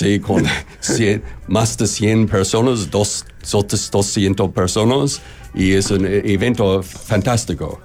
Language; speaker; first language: Spanish; non-native, learner; English